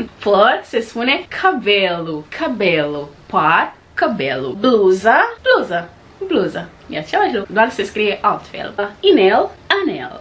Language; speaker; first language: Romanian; non-native, fluent; Portuguese